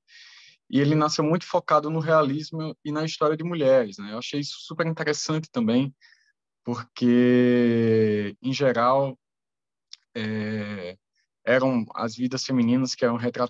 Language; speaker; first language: Portuguese; native; Portuguese